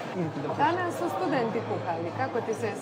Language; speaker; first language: Bosnian; native; Bosnian